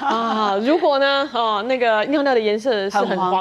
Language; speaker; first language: Chinese; native; Chinese